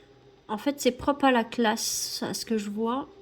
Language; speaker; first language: French; native; French